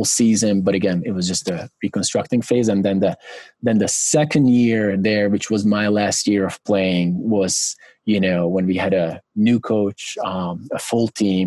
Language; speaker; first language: English; non-native, fluent; Hungarian